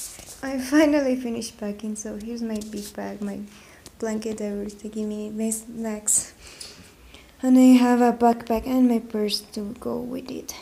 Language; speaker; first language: English; non-native, fluent; Spanish